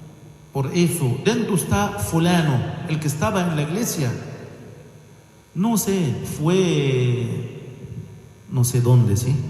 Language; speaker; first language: Spanish; non-native, fluent; Arabic